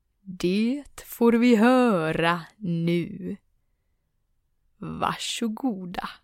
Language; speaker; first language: Swedish; native; Swedish